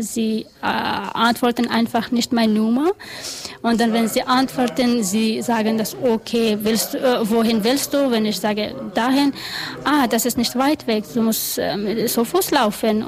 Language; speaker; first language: German; non-native, learner; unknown